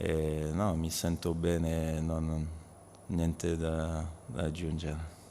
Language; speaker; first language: Italian; non-native, learner; French